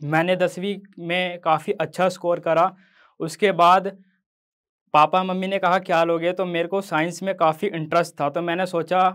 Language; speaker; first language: Hindi; native; Hindi